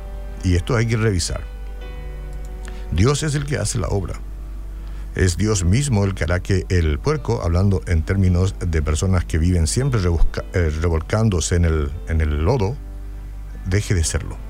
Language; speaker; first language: Spanish; native; Spanish